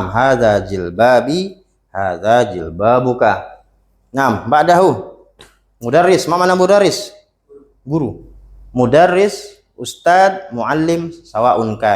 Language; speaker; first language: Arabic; non-native, fluent; Indonesian